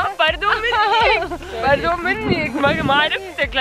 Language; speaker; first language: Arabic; native; Arabic